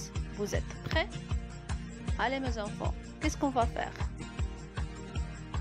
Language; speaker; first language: French; non-native, local second language; Arabic